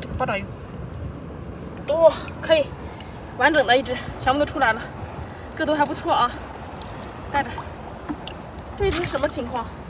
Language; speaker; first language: Chinese; native; Chinese